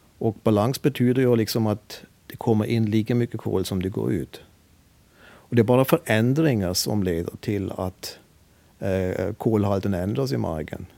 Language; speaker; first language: Swedish; non-native, fluent; German